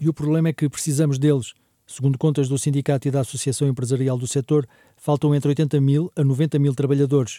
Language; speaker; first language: Portuguese; native; Portuguese